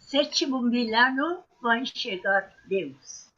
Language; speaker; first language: Portuguese; non-native, fluent; Persian